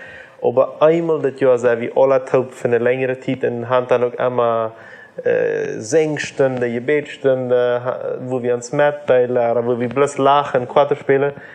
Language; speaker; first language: German; non-native, learner; Plautdietsch